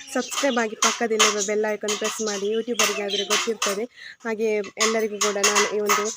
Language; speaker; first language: Kannada; non-native, local second language; Tulu